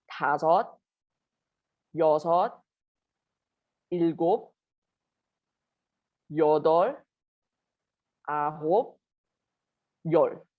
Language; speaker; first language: Korean; non-native, fluent; Malay